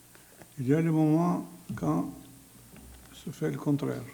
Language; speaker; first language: French; non-native, fluent; Albanian